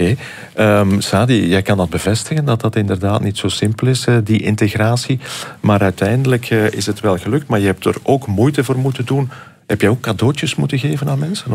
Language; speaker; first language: Dutch; native; Dutch